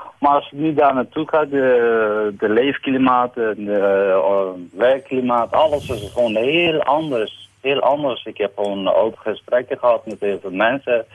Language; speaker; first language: Dutch; non-native, fluent; Persian